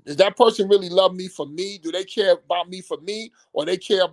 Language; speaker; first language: English; native; English